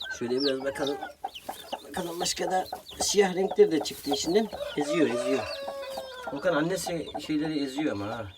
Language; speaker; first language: Turkish; native; Turkish